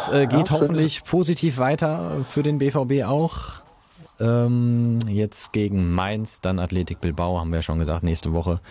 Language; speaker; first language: German; native; German